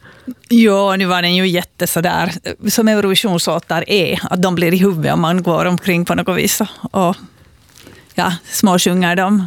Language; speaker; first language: Swedish; native; Swedish